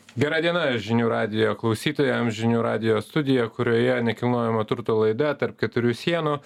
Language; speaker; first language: Lithuanian; native; Lithuanian